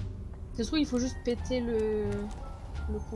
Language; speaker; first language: French; native; French